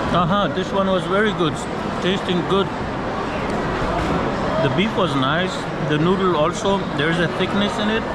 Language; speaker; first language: English; non-native, fluent; Pashto